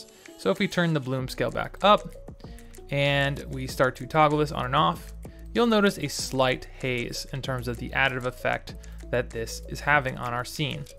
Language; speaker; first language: English; native; English